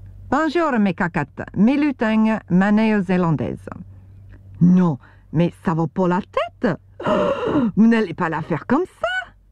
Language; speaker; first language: French; non-native, fluent; English